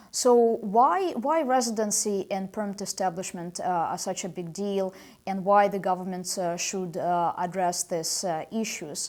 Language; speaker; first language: English; non-native, fluent; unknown